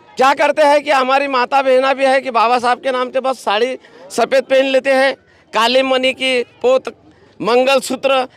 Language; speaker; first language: Hindi; non-native, local second language; Marathi